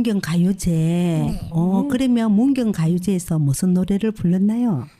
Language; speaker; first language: Korean; native; Korean